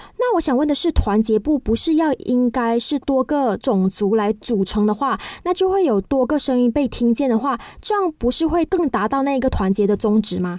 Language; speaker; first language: Chinese; native; Chinese